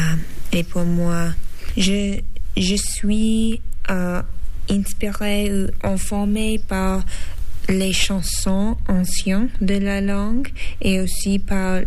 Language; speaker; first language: French; non-native, learner; English